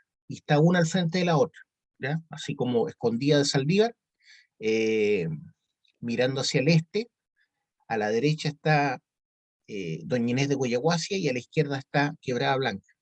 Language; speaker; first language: Spanish; native; Spanish